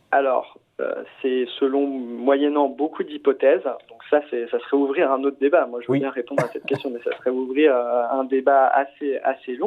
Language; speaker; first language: French; native; French